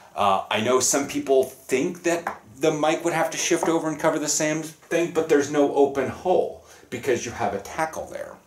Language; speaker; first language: English; native; English